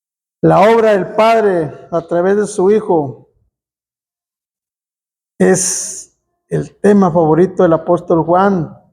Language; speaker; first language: Spanish; native; Spanish